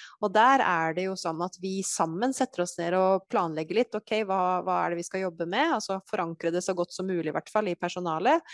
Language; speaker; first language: Norwegian; native; Norwegian